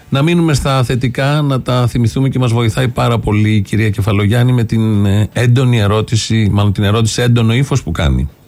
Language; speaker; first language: Greek; native; Greek